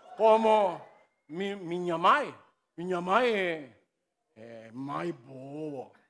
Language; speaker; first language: Portuguese; non-native, learner; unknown